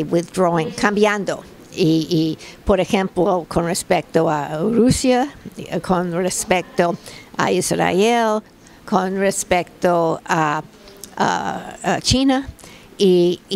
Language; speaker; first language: Spanish; non-native, fluent; English